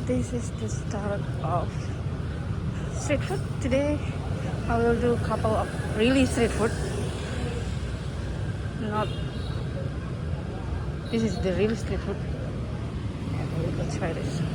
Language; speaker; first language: English; non-native, learner; Indonesian